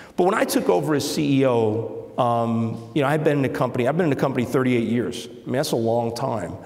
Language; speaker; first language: English; native; English